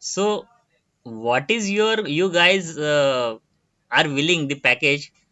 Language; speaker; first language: English; non-native, local second language; Marathi